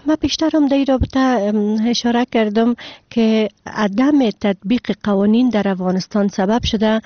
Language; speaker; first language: Persian; native; Persian